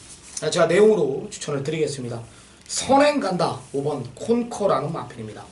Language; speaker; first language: Korean; native; Korean